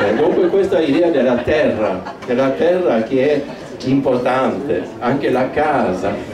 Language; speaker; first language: Italian; non-native, fluent; Swedish